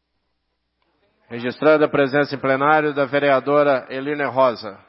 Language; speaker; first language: Portuguese; native; Portuguese